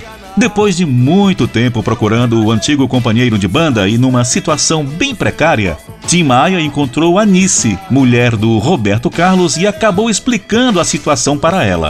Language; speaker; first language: Portuguese; native; Portuguese